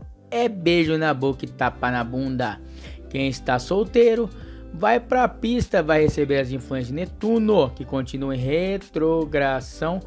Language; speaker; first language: Portuguese; native; Portuguese